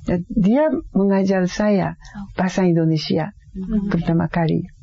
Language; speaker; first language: Indonesian; non-native, fluent; Japanese